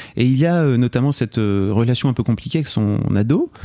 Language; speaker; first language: French; native; French